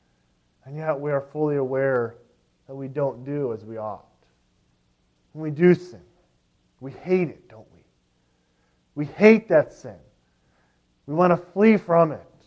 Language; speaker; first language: English; native; English